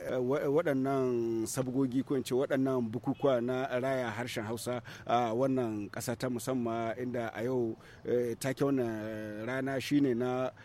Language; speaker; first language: Hausa; native; Hausa